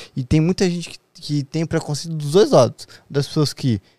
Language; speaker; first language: Portuguese; native; Portuguese